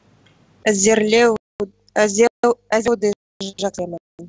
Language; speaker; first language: Kazakh; non-native, learner; Russian